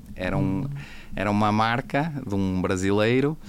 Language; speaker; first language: Portuguese; native; Portuguese